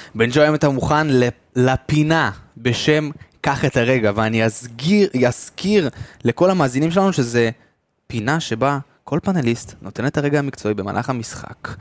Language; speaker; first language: Hebrew; native; Hebrew